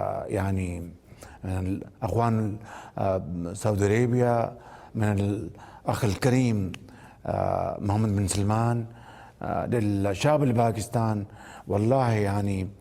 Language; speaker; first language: Arabic; non-native, learner; Urdu